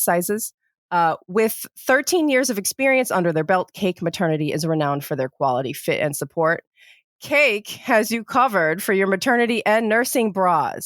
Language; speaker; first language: English; native; English